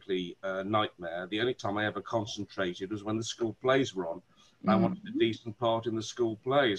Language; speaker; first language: English; native; English